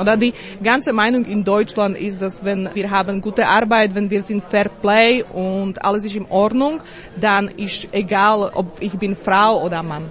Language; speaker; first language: German; non-native, learner; Slovak